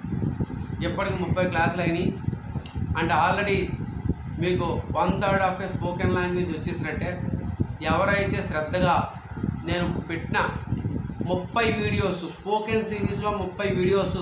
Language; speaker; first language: Telugu; native; Telugu